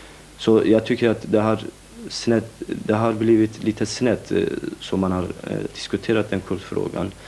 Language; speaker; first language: Swedish; non-native, fluent; Kurdish